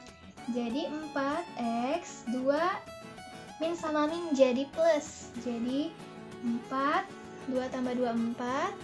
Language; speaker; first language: Indonesian; native; Indonesian